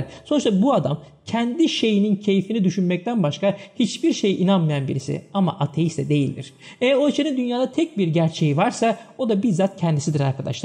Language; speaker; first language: Turkish; native; Turkish